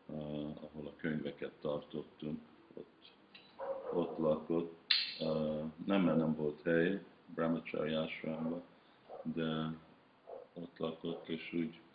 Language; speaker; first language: Hungarian; early bilingual, heritage; Hungarian